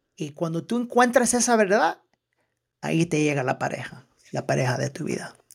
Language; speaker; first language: Spanish; early bilingual, heritage; Spanish